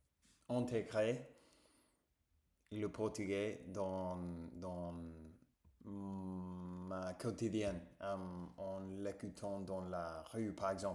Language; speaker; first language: French; non-native, fluent; English